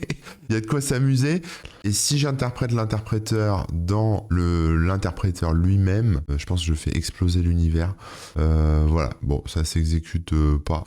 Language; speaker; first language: French; native; French